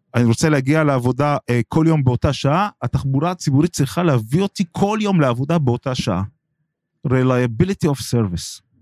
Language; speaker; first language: Hebrew; non-native, local second language; Arabic